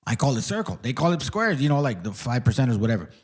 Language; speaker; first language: English; early bilingual, other home language; Spanish